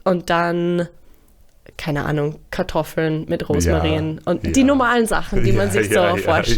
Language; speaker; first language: German; non-native, fluent; English